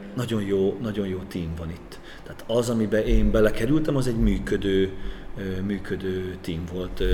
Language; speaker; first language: Hungarian; native; Hungarian